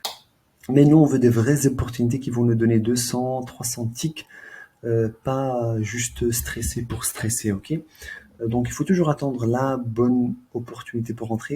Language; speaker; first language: French; native; French